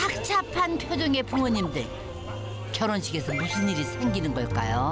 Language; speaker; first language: Korean; native; Korean